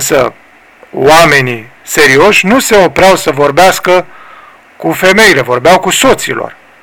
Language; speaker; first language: Romanian; native; Romanian